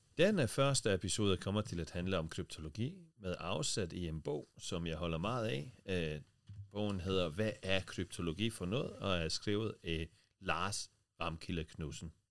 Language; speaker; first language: Danish; non-native, fluent; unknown